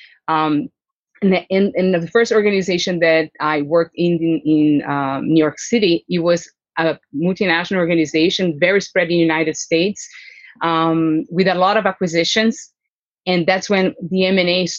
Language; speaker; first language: English; non-native, fluent; Portuguese